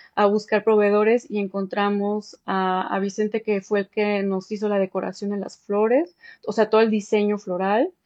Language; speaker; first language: Spanish; early bilingual, heritage; Spanish